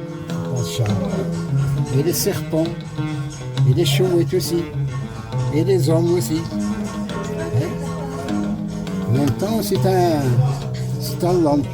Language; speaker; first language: French; non-native, learner; Arabic